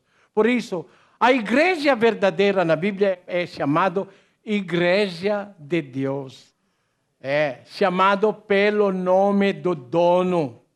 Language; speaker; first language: Portuguese; non-native, learner; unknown